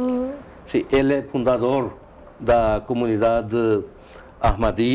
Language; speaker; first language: Portuguese; non-native, learner; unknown